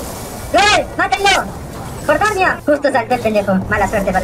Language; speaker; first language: Spanish; native; Spanish